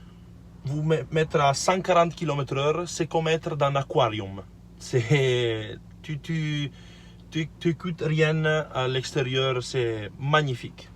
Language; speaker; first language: French; non-native, learner; Italian